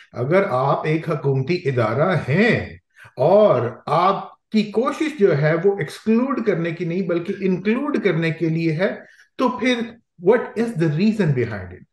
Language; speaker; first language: Urdu; non-native, local second language; Punjabi